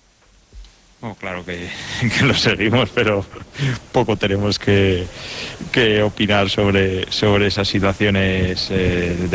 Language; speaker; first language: Spanish; native; Spanish